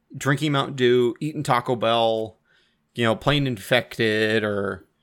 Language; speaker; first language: English; native; English